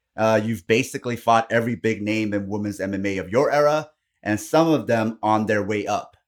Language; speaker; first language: English; non-native, fluent; Korean